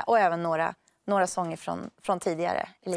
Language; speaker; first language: Swedish; native; Swedish